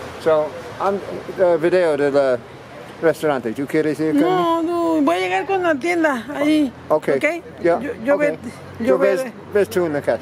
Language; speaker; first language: Spanish; non-native, learner; English